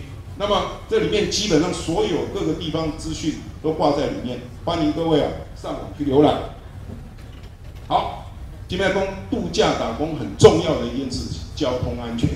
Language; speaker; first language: Chinese; native; Chinese